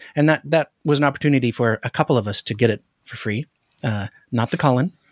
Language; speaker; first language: English; native; English